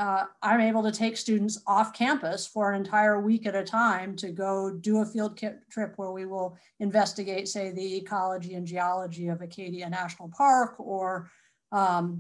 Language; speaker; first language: English; native; English